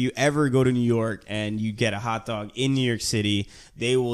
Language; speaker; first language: English; early bilingual, other home language; Spanish